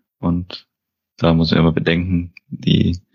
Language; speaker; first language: German; native; German